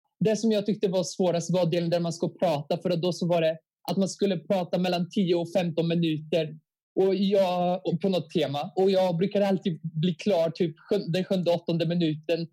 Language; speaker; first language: Swedish; early bilingual, heritage; Bulgarian